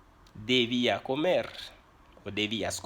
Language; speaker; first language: Spanish; non-native, fluent; Haitian Creole